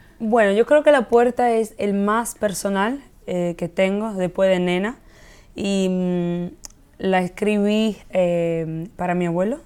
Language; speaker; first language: Spanish; early bilingual, heritage; Spanish